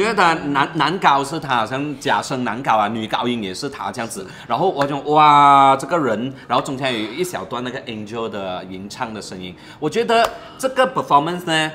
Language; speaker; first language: Chinese; native; Chinese